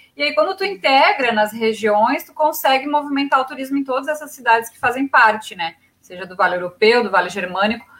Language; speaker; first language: Portuguese; native; Portuguese